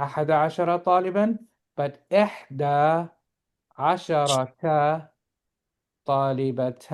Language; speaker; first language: Arabic; non-native, fluent; English